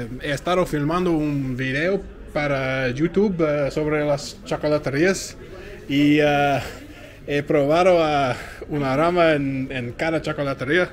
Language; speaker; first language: Spanish; non-native, learner; English